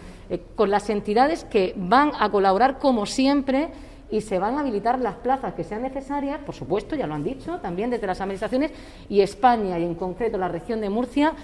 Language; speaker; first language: Spanish; native; Spanish